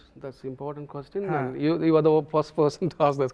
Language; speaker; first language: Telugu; non-native, learner; Tamil